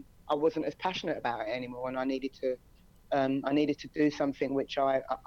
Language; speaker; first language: English; native; English